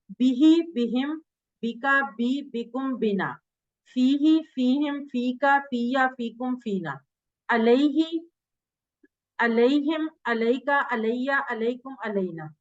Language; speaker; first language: Urdu; native; Urdu